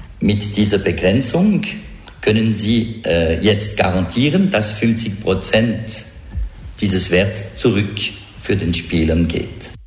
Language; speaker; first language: German; non-native, local second language; French